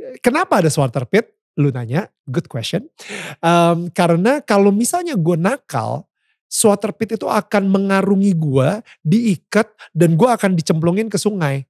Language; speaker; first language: Indonesian; native; Indonesian